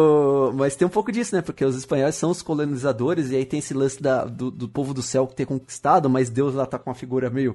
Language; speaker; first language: Portuguese; native; Portuguese